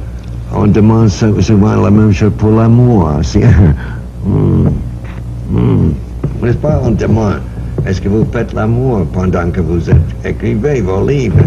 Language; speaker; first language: French; non-native, learner; English